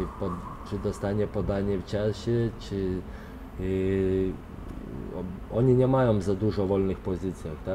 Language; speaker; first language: Polish; non-native, fluent; Lithuanian